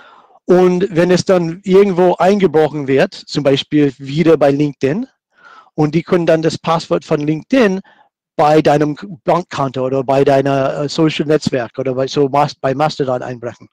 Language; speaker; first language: German; non-native, fluent; English